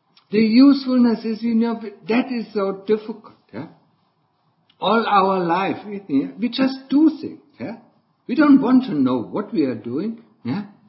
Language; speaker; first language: English; non-native, fluent; German